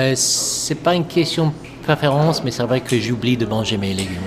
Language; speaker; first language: French; non-native, fluent; English